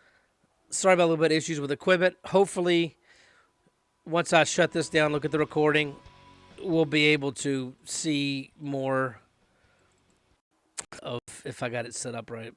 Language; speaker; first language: English; native; English